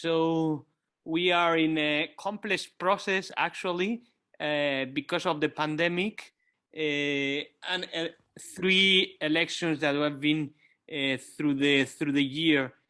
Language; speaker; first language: English; non-native, fluent; Kabuverdianu